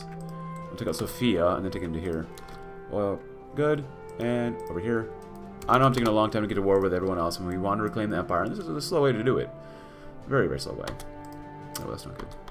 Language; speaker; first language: English; native; English